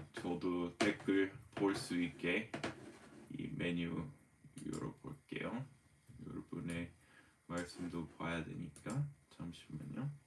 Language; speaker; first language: Korean; non-native, fluent; English